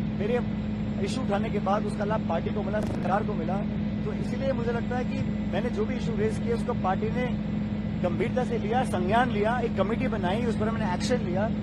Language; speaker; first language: Hindi; native; Hindi